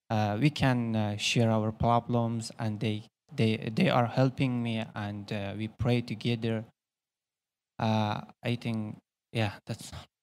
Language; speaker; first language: English; non-native, learner; Persian